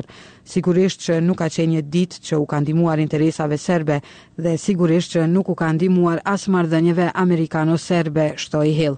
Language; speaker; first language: Albanian; native; Albanian